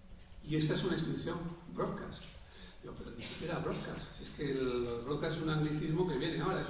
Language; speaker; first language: Spanish; native; Spanish